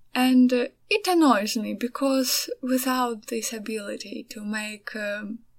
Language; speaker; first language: English; non-native, fluent; Ukrainian